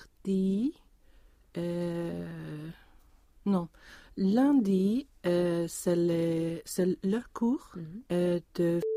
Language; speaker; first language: French; non-native, learner; Swedish